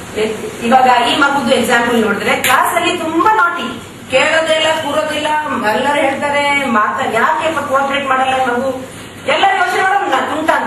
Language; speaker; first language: Kannada; non-native, local second language; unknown